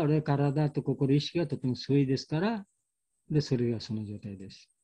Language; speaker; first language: Japanese; non-native, learner; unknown